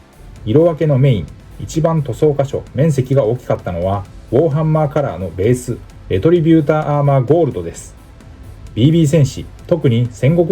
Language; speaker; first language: Japanese; native; Japanese